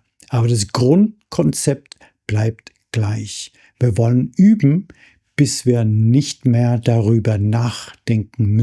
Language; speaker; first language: German; non-native, fluent; English